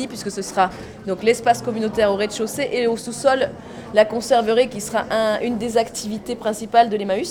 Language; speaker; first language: French; native; French